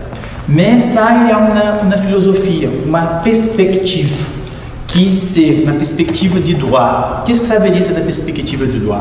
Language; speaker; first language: French; non-native, fluent; Portuguese